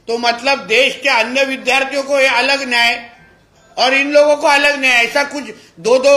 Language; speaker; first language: Hindi; non-native, local second language; Marathi